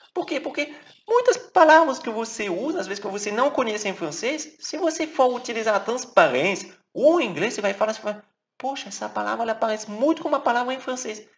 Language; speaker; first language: Portuguese; non-native, fluent; French